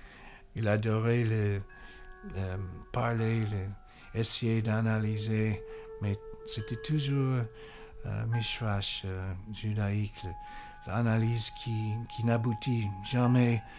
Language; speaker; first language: French; non-native, fluent; English